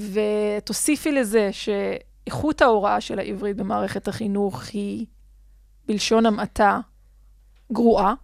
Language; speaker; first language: Hebrew; non-native, local second language; Adyghe